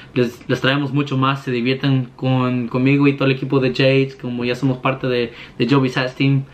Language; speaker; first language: Spanish; early bilingual, heritage; Spanish